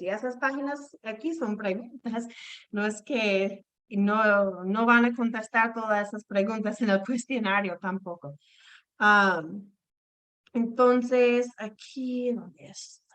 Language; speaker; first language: Spanish; non-native, fluent; English